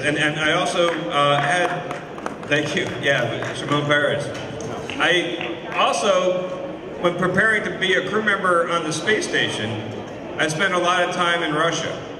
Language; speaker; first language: English; native; English